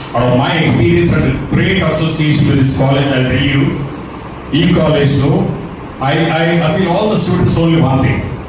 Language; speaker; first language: English; non-native, local second language; Telugu